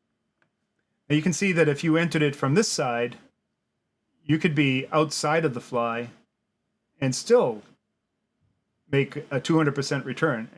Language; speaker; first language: English; native; English